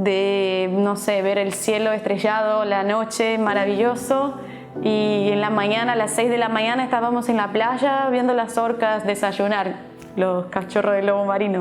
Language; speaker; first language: Spanish; non-native, fluent; Portuguese